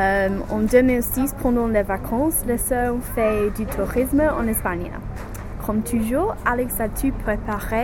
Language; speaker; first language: French; non-native, learner; English